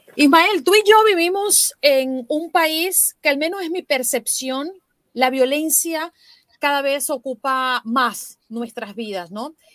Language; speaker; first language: Spanish; native; Spanish